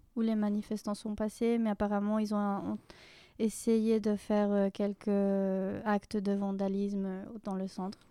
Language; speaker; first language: French; non-native, fluent; Spanish